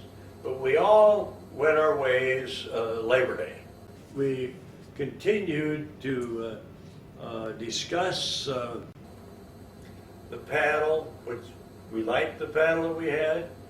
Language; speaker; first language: English; native; English